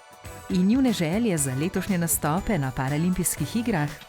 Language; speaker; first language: Slovenian; native; Slovenian